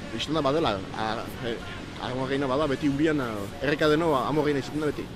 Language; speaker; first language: Basque; native; Basque